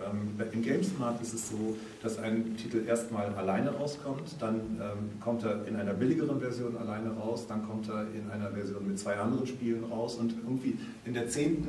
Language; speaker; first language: German; native; German